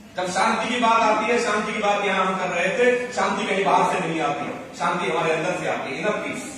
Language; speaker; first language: Hindi; native; Hindi